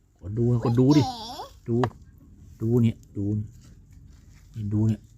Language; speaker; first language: Thai; native; Thai